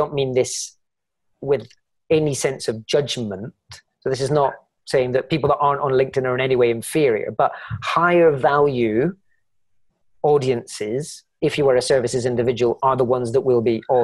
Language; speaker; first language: English; native; English